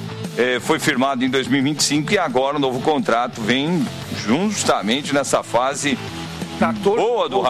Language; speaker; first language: Portuguese; native; Portuguese